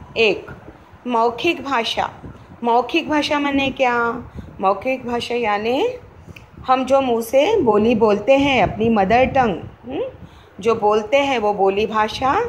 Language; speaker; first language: Hindi; native; Hindi